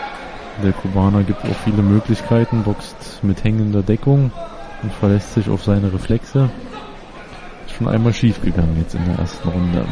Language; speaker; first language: German; native; German